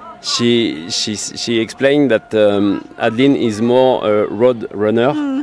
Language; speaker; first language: English; non-native, learner; French